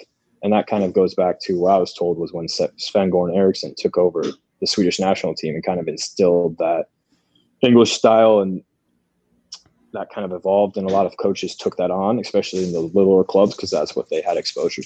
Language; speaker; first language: English; native; English